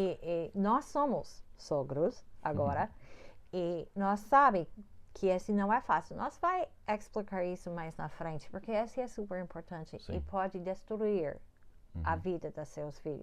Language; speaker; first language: Portuguese; non-native, fluent; English